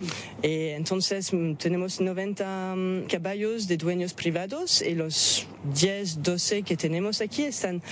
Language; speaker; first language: Spanish; non-native, fluent; French